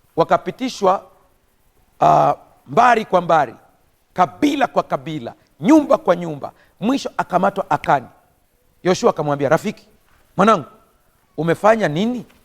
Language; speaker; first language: Swahili; native; Swahili